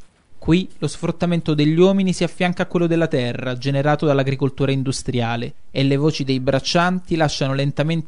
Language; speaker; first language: Italian; native; Italian